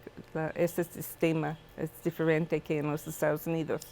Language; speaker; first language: Spanish; non-native, fluent; English